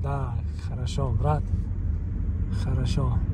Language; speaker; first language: Russian; non-native, learner; Tajik